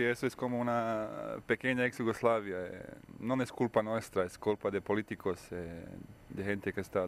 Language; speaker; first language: Spanish; non-native, learner; Bosnian